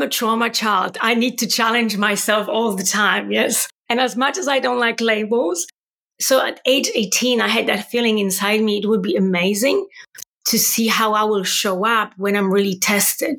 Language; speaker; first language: English; non-native, fluent; Polish